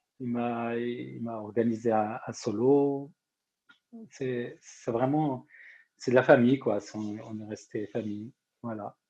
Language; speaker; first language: French; non-native, local second language; Arabic